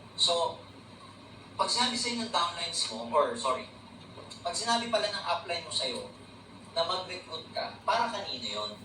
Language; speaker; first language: Filipino; native; Filipino